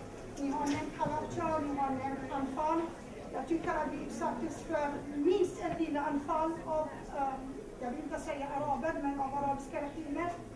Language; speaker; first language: Swedish; non-native, local second language; Kurdish